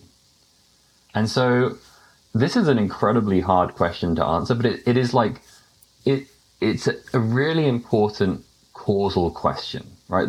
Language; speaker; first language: English; native; English